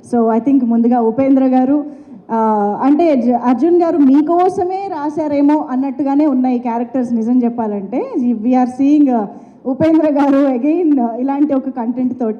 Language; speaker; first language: Telugu; native; Telugu